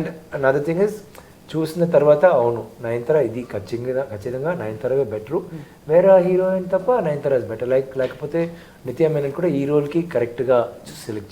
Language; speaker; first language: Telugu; non-native, learner; Tamil